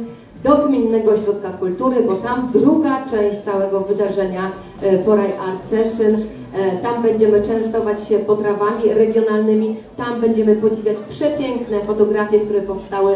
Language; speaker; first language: Polish; native; Polish